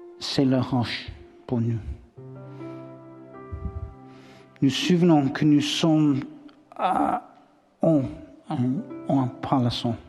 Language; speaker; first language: French; non-native, learner; English